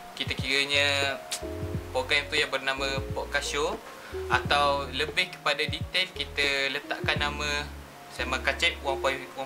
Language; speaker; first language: Malay; native; Malay